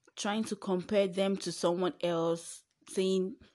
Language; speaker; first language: English; non-native, local second language; Igbo